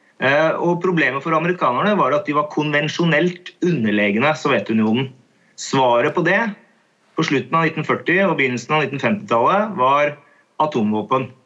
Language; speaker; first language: Norwegian; native; Norwegian